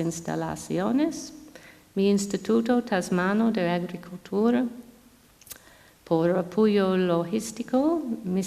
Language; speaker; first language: Spanish; non-native, fluent; English